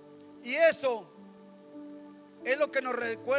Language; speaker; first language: Spanish; native; Spanish